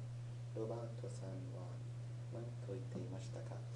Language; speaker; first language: Japanese; non-native, learner; English